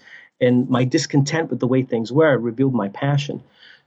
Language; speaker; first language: English; native; English